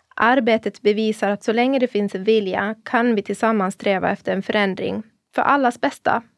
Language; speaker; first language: Swedish; native; Swedish